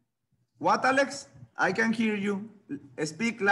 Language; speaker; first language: English; non-native, fluent; Spanish